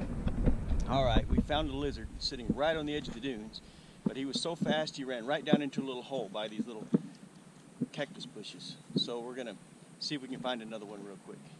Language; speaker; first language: English; native; English